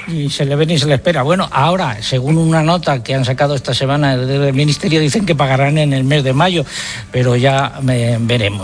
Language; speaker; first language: Spanish; native; Spanish